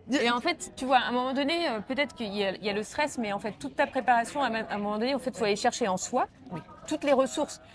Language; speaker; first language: French; native; French